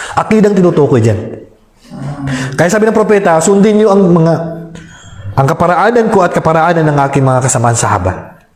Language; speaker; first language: Filipino; non-native, local second language; Maranao